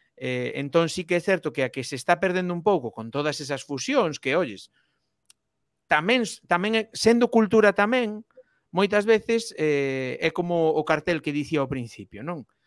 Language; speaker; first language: Galician; native; Galician